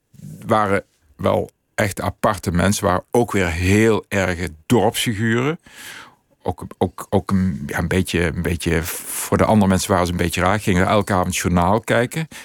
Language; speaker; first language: Dutch; native; Dutch